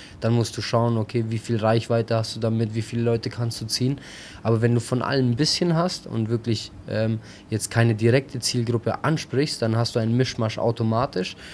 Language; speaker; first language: German; early bilingual, other home language; Albanian